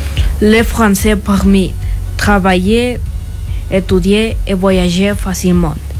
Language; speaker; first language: French; non-native, learner; Spanish